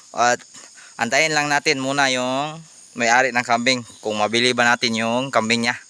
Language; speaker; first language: Filipino; non-native, local second language; Cebuano